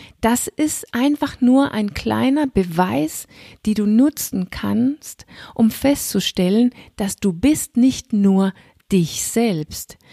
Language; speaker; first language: German; non-native, fluent; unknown